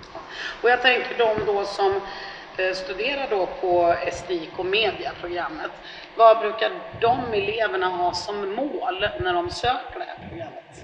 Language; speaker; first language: Swedish; native; Swedish